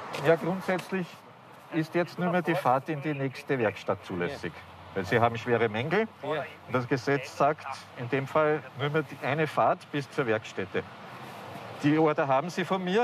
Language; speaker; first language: German; native; German